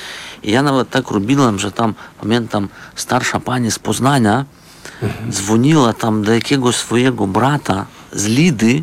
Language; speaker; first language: Polish; non-native, fluent; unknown